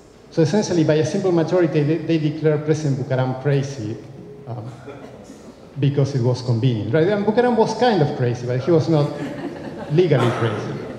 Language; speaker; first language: English; non-native, fluent; Spanish